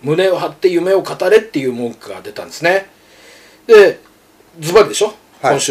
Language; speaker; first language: Japanese; native; Japanese